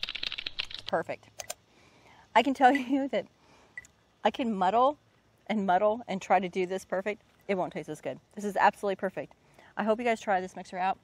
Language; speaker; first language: English; native; English